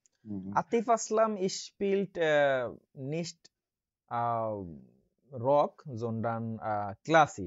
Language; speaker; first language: German; non-native, learner; Bangla